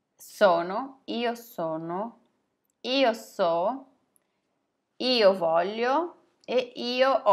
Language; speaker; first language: Italian; non-native, fluent; Portuguese